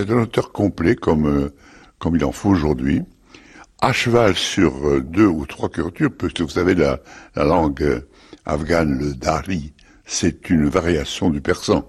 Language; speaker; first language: French; native; French